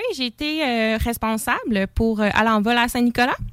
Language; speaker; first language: French; native; French